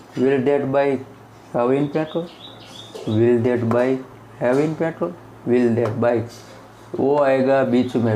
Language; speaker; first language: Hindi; non-native, local second language; Gujarati